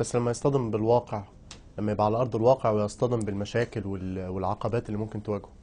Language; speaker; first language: Arabic; native; Arabic